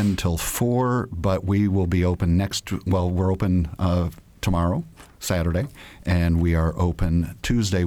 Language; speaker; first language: English; native; English